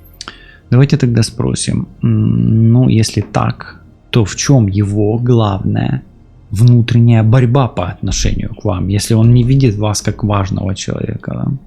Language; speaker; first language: Russian; native; Russian